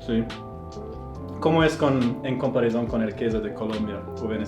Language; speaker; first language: Spanish; non-native, fluent; German